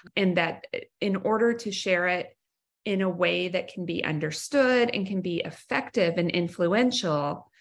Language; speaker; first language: English; native; English